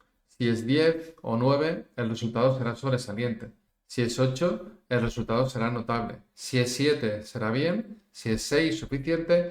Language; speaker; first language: Spanish; native; Spanish